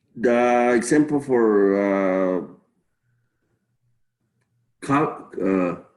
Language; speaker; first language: English; non-native, learner; Spanish